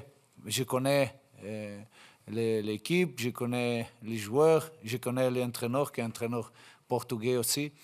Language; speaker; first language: French; non-native, fluent; Portuguese